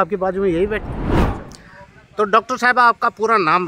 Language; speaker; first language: Hindi; native; Hindi